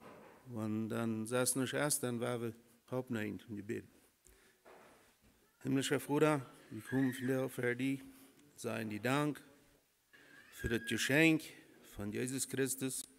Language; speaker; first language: German; non-native, learner; Low German